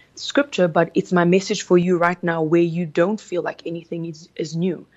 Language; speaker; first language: English; early bilingual, other home language; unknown